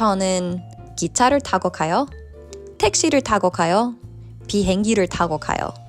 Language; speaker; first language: Korean; non-native, fluent; English